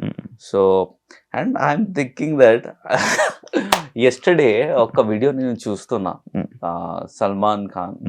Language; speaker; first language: Telugu; non-native, learner; Hindi